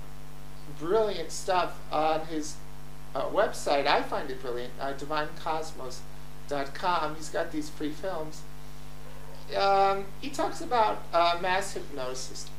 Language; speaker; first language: English; native; English